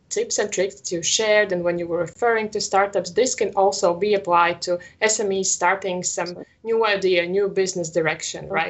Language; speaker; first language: English; non-native, fluent; Latvian